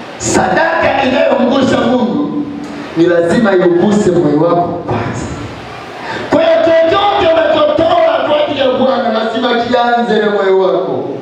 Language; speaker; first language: Swahili; native; Swahili